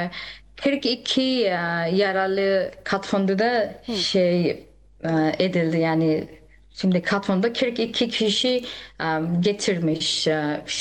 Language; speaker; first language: Turkish; non-native, fluent; Nepali